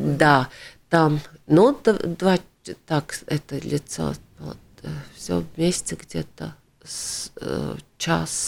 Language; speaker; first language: Russian; non-native, local second language; Latvian